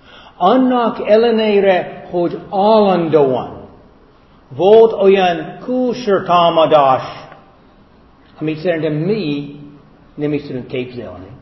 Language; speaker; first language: Hungarian; non-native, fluent; English